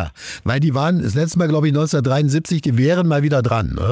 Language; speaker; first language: German; native; German